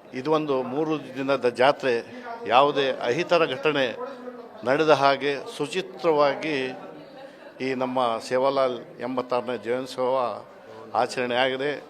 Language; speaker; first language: Kannada; non-native, local second language; Lambadi